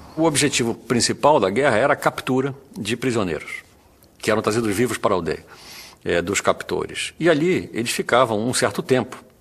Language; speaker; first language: Portuguese; native; Portuguese